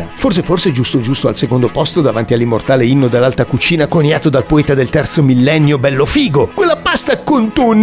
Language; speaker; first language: Italian; native; Italian